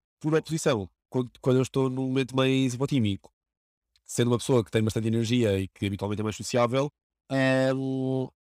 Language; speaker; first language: Portuguese; native; Portuguese